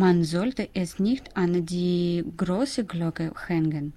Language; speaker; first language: German; non-native, learner; Russian